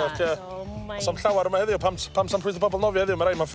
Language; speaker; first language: Welsh; native; Welsh